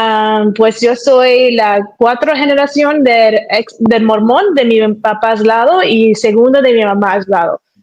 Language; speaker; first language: Spanish; early bilingual, heritage; Spanish